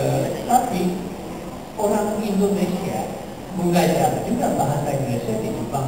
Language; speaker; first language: Indonesian; non-native, fluent; Japanese